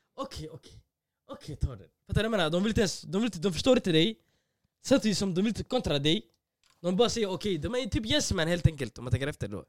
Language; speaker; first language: Swedish; early bilingual, other home language; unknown